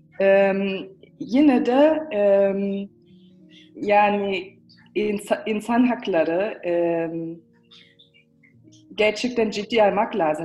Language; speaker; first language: Turkish; early bilingual, heritage; Turkish